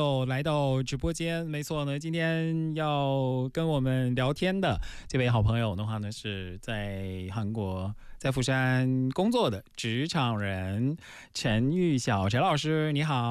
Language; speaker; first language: Chinese; native; Chinese